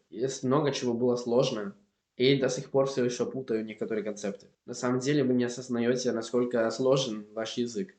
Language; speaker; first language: Russian; non-native, fluent; Spanish